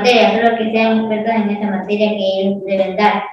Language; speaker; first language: Spanish; native; Spanish